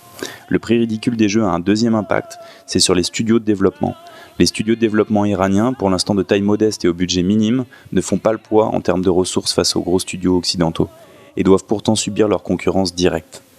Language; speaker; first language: French; native; French